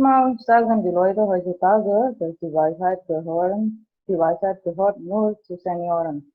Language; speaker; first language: German; non-native, learner; Indonesian